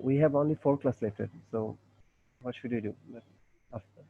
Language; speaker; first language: English; non-native, learner; Bangla